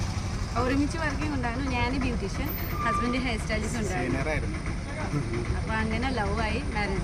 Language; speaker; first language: Malayalam; non-native, learner; Nepali